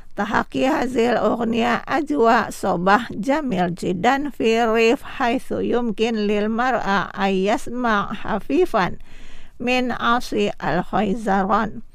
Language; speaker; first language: Arabic; non-native, fluent; Indonesian